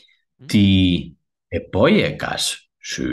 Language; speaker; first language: Greek; non-native, learner; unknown